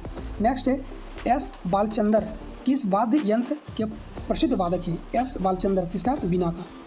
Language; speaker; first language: Hindi; native; Hindi